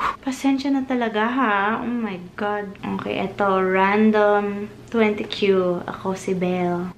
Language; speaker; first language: Filipino; non-native, fluent; English